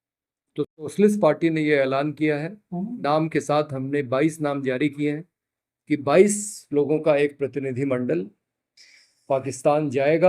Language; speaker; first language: Hindi; native; Hindi